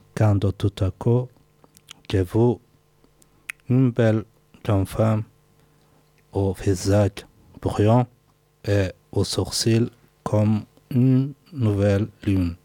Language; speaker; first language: French; non-native, learner; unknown